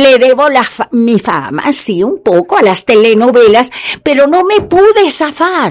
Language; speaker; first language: Spanish; native; Spanish